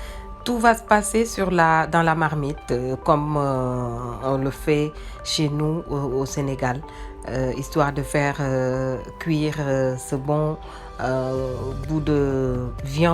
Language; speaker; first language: French; non-native, local second language; Wolof